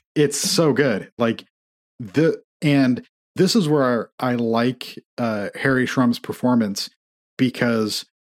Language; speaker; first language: English; native; English